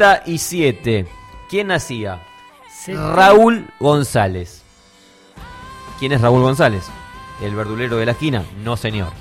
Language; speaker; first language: Spanish; native; Spanish